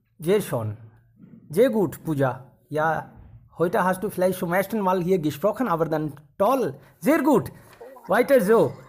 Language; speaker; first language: German; non-native, fluent; Hindi